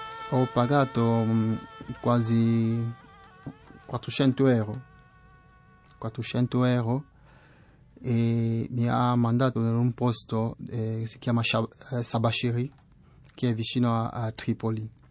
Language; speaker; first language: Italian; non-native, fluent; French